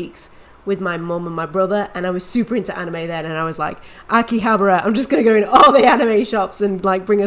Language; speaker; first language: English; native; English